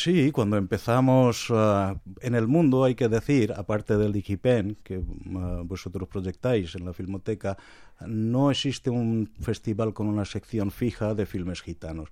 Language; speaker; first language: Spanish; non-native, fluent; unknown